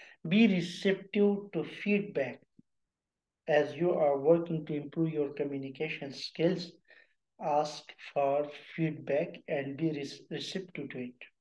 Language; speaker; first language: English; non-native, local second language; Urdu